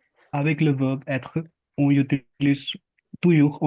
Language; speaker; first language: French; non-native, learner; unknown